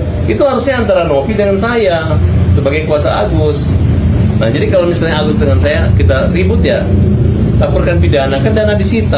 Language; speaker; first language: Indonesian; native; Indonesian